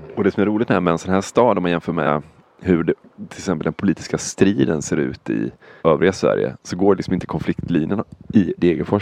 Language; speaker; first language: Swedish; native; Swedish